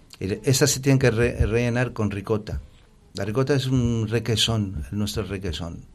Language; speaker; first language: Spanish; non-native, fluent; Italian